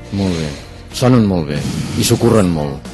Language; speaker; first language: Catalan; native; Catalan